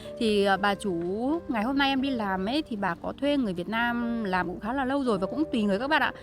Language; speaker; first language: Vietnamese; native; Vietnamese